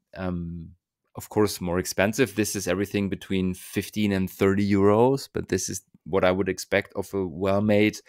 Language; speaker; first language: English; non-native, fluent; German